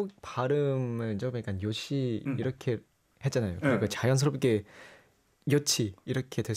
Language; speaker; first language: Korean; non-native, learner; Thai